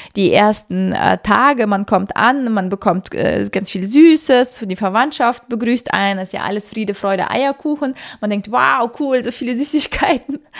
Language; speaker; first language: German; early bilingual, other home language; Russian